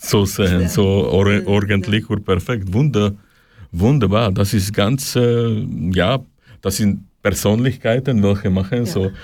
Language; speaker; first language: German; non-native, learner; Slovak